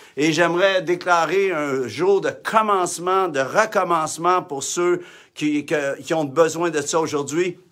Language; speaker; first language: French; native; French